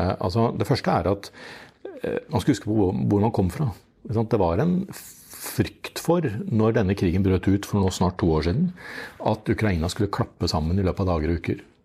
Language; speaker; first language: Norwegian; native; Norwegian